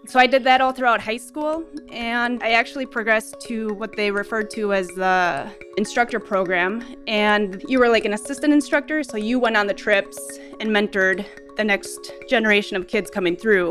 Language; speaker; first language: English; native; English